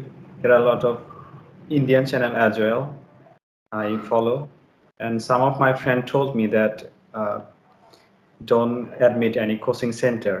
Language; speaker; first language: English; non-native, learner; Bangla